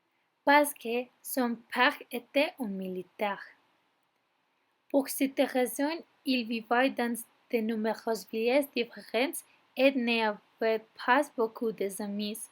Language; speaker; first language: French; non-native, learner; Spanish